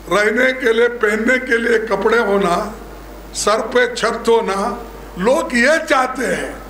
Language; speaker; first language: Hindi; non-native, local second language; Kannada